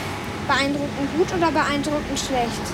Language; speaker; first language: German; native; German